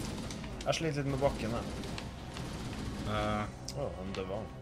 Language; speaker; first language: Norwegian; native; Norwegian